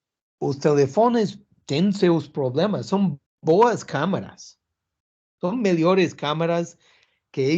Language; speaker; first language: Portuguese; non-native, learner; English